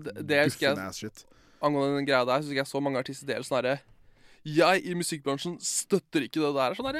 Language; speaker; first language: Norwegian; native; Norwegian